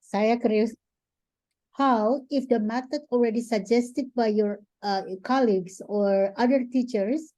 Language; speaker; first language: English; non-native, fluent; Indonesian